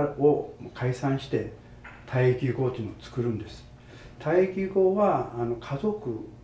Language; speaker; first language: Japanese; native; Japanese